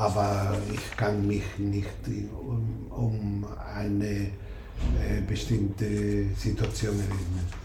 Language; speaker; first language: German; non-native, learner; Spanish